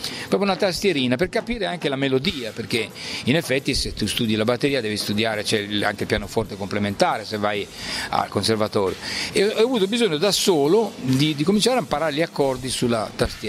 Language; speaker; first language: Italian; native; Italian